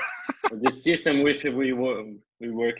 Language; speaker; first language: English; non-native, learner; Portuguese